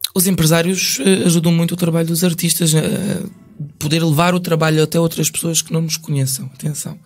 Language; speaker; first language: Portuguese; early bilingual, other home language; English